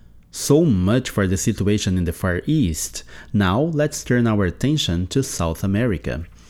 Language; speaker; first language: English; non-native, fluent; Portuguese